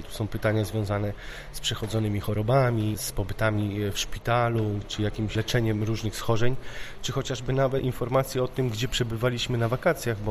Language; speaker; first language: Polish; native; Polish